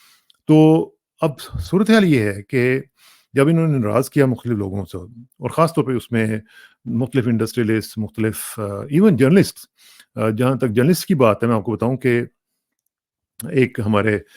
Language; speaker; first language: Urdu; native; Urdu